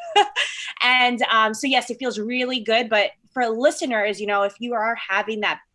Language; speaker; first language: English; early bilingual, other home language; Filipino